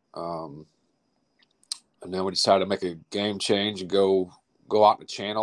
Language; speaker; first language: English; native; English